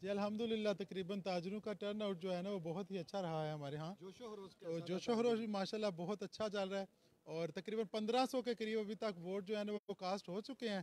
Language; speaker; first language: Hindi; non-native, local second language; Punjabi